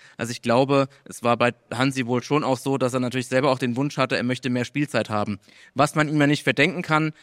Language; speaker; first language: German; native; German